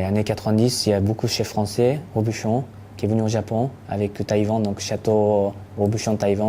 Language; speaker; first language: French; non-native, fluent; Japanese